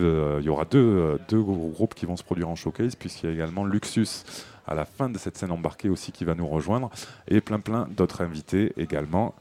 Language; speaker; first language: French; native; French